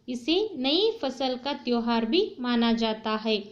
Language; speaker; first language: Hindi; non-native, local second language; Kannada